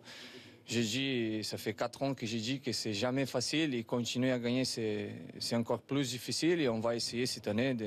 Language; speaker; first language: French; non-native, fluent; Portuguese